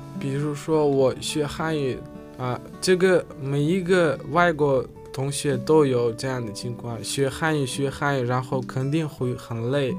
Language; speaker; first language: Chinese; non-native, learner; Uzbek